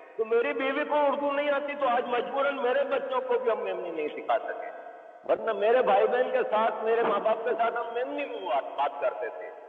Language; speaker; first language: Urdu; non-native, local second language; Memoni